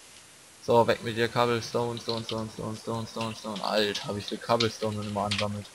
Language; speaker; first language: German; native; German